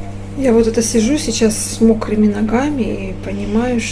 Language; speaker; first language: Russian; native; Russian